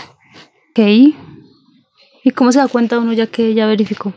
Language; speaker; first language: Spanish; native; Spanish